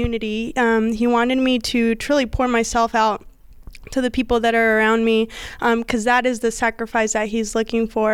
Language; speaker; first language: English; native; English